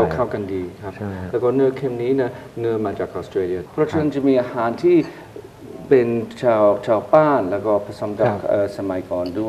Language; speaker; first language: Thai; non-native, fluent; English